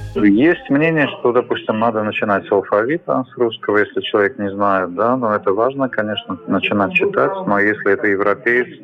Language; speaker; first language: Russian; native; Russian